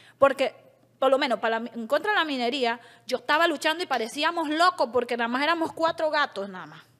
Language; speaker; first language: Spanish; native; Spanish